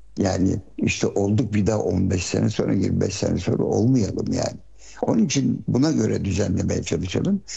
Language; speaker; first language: Turkish; early bilingual, heritage; Turkish